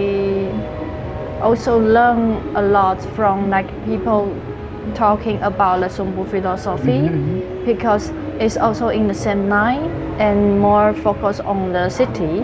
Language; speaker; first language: English; non-native, fluent; Chinese